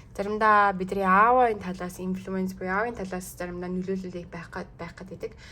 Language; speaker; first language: Mongolian; early bilingual, heritage; Mongolian